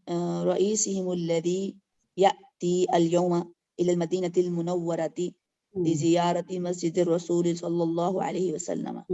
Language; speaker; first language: Arabic; non-native, learner; Urdu